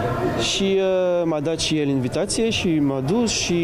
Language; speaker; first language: Romanian; non-native, learner; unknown